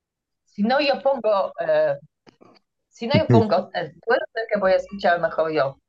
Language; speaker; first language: Spanish; non-native, learner; Polish